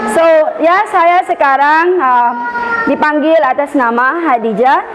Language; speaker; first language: Indonesian; non-native, fluent; Filipino